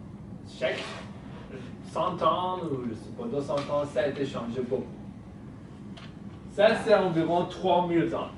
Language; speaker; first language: French; non-native, fluent; Persian